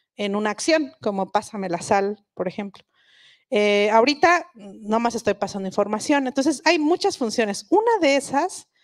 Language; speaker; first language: Spanish; non-native, local second language; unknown